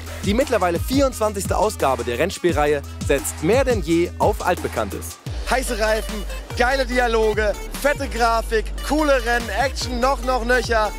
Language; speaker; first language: German; native; German